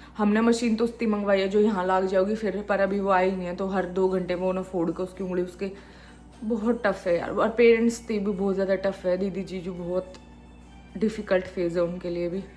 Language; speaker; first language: Hindi; native; Hindi